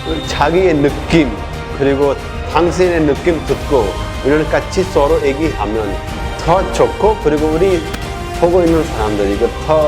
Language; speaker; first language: Korean; non-native, fluent; Hindi